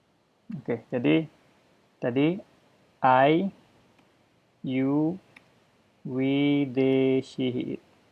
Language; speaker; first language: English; non-native, fluent; Indonesian